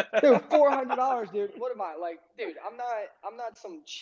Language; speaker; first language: English; native; English